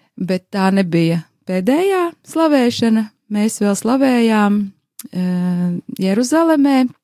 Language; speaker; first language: Latvian; native; Latvian